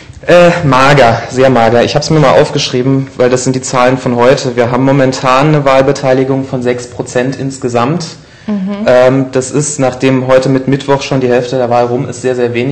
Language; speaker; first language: German; native; German